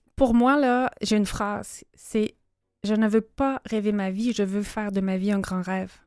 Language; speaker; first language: French; native; French